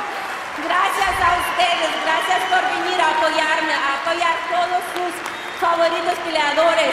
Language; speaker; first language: Spanish; non-native, fluent; Russian